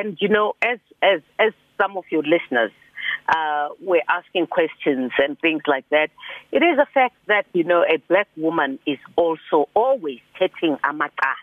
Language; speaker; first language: English; non-native, local second language; Zulu